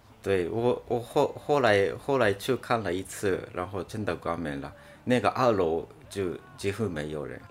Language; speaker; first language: Chinese; non-native, fluent; Japanese